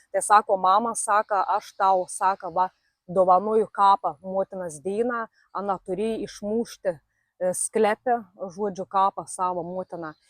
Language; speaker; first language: Lithuanian; native; Lithuanian